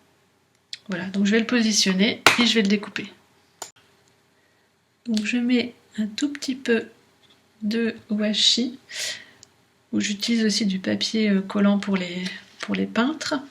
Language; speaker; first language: French; native; French